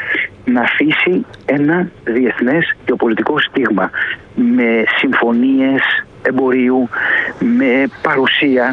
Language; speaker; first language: Greek; native; Greek